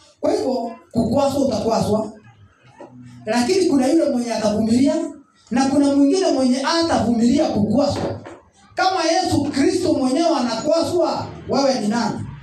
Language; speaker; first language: Swahili; non-native, local second language; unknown